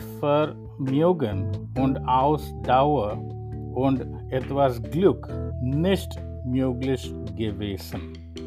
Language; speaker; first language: German; non-native, fluent; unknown